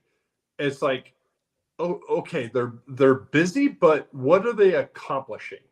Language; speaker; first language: English; native; English